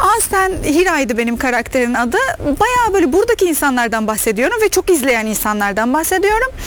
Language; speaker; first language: Turkish; non-native, fluent; Arabic